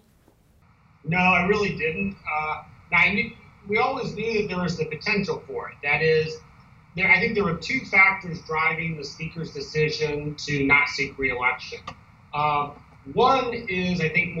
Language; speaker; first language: English; native; English